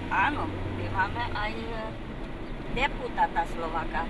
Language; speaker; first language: Slovak; early bilingual, heritage; Slovak